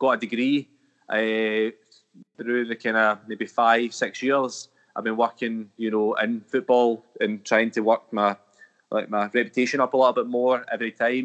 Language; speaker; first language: English; native; English